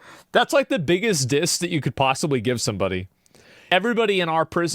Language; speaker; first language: English; native; English